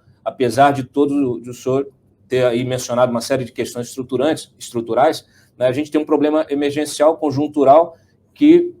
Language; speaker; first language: Portuguese; native; Portuguese